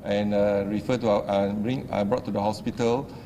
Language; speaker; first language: English; non-native, local second language; Malay